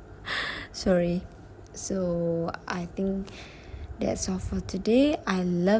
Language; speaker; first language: English; non-native, learner; Malay